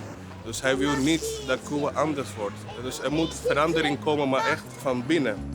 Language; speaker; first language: Dutch; non-native, fluent; Spanish